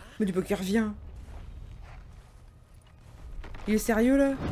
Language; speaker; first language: French; native; French